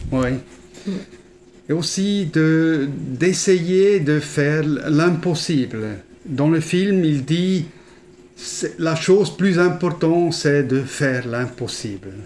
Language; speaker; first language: French; non-native, fluent; German